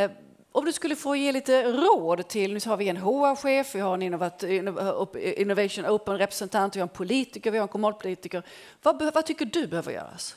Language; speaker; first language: Swedish; native; Swedish